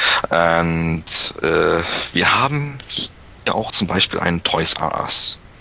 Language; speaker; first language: German; native; German